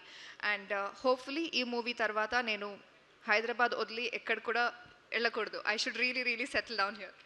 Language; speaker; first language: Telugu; non-native, local second language; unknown